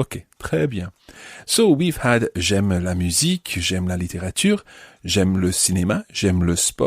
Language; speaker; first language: French; non-native, fluent; English